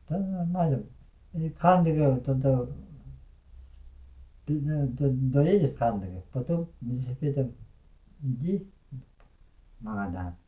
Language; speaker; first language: Russian; non-native, local second language; Yakut